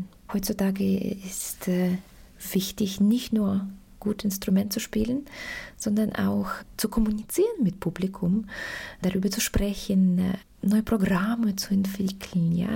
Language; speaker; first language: German; non-native, fluent; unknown